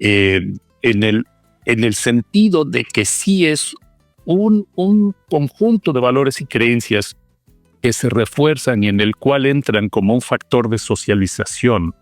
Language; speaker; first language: Spanish; native; Spanish